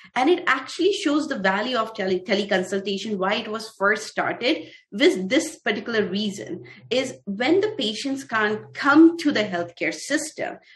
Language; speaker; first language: English; non-native, local second language; Hindi